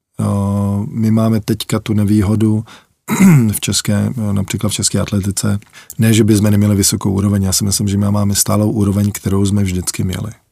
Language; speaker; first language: Czech; early bilingual, heritage; Czech